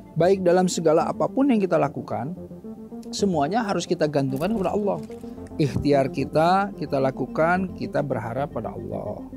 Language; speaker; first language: Indonesian; non-native, local second language; Sundanese